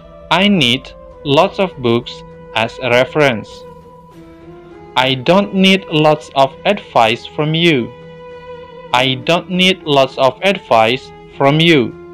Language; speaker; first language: English; non-native, fluent; Indonesian